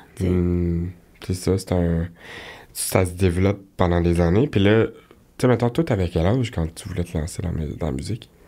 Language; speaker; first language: French; native; French